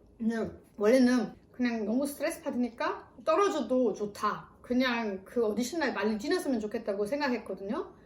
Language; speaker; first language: Korean; non-native, fluent; German